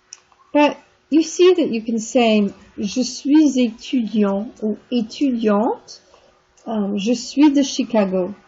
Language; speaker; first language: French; non-native, fluent; English